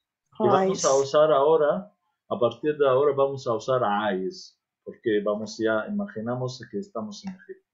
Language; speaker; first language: Spanish; non-native, fluent; Arabic